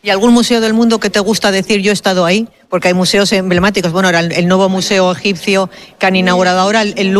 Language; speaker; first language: Spanish; native; Spanish